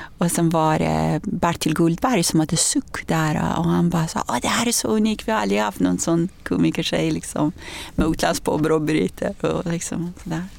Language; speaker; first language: Swedish; non-native, fluent; Persian